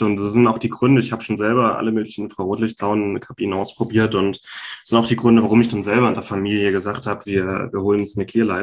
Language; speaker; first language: German; native; German